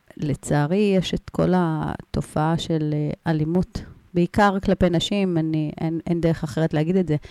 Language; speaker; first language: Hebrew; native; Hebrew